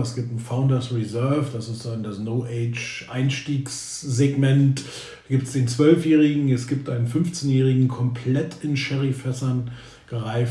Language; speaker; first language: German; native; German